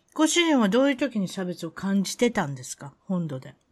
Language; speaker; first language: Japanese; native; Japanese